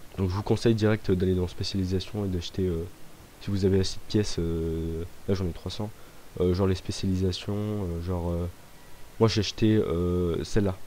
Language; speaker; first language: French; native; French